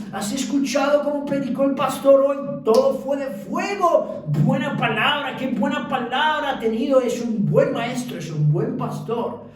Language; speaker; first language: Spanish; early bilingual, other home language; Romanian